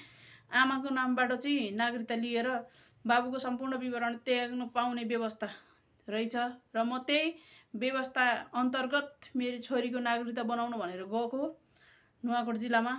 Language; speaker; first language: Nepali; native; Nepali